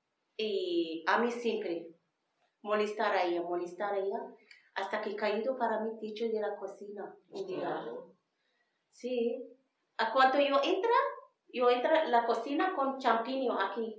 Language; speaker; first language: Spanish; non-native, learner; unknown